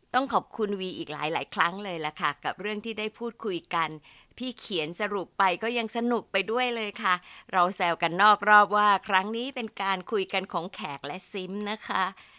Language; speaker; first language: Thai; native; Thai